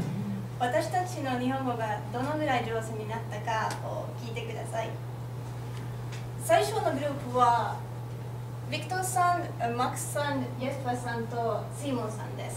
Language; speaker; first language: Japanese; non-native, learner; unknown